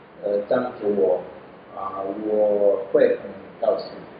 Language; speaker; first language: Chinese; non-native, learner; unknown